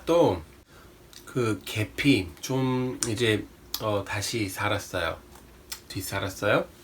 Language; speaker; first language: Korean; non-native, fluent; English